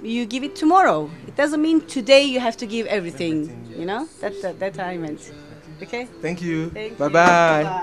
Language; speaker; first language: English; non-native, learner; Greek